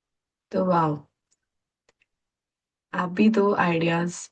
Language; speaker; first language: Hindi; native; Hindi